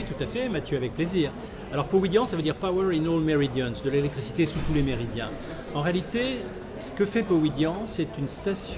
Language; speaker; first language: French; native; French